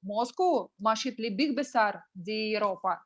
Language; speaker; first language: Indonesian; non-native, learner; Russian